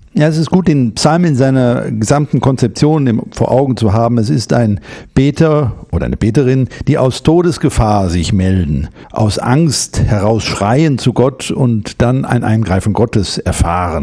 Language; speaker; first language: German; native; German